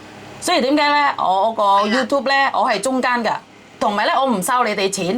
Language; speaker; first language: Cantonese; non-native, fluent; Javanese